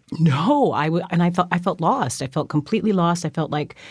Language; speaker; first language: English; native; English